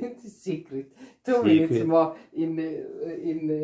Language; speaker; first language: English; non-native, learner; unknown